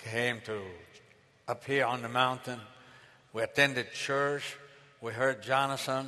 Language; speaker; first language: English; non-native, fluent; Arabic